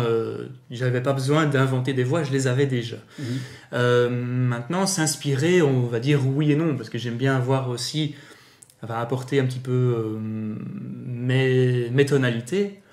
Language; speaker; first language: French; native; French